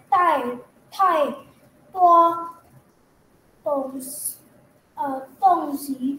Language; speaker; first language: Chinese; non-native, learner; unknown